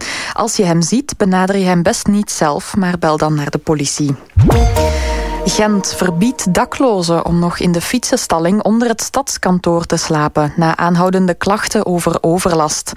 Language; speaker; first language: Dutch; native; Dutch